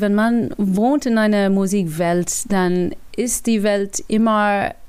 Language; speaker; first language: German; non-native, learner; English